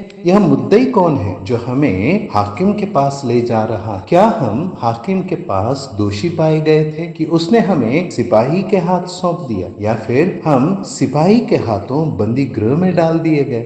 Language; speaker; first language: Hindi; native; Hindi